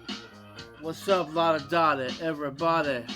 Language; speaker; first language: English; native; English